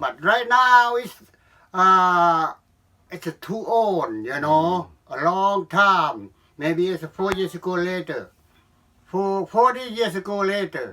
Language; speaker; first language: English; non-native, learner; Lao